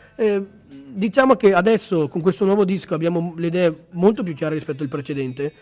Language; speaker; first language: Italian; native; Italian